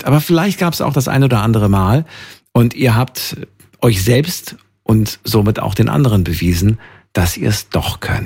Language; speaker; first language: German; native; German